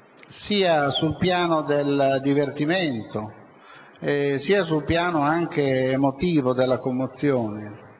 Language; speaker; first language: Italian; native; Italian